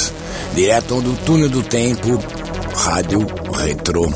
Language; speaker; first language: Portuguese; native; Portuguese